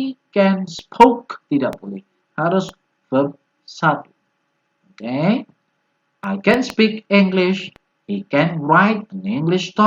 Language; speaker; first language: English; non-native, fluent; Indonesian